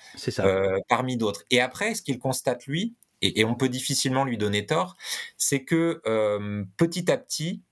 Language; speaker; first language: French; native; French